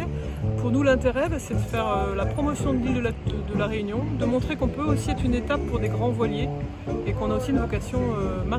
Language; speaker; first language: French; native; French